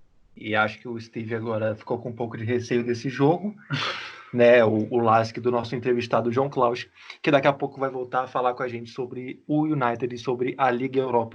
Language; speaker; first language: Portuguese; native; Portuguese